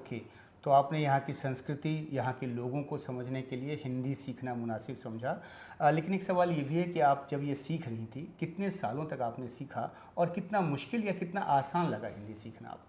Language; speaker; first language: Hindi; native; Hindi